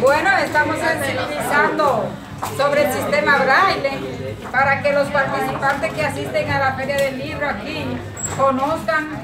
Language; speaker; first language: Spanish; native; Spanish